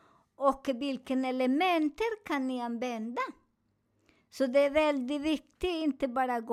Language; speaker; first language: Swedish; non-native, learner; Spanish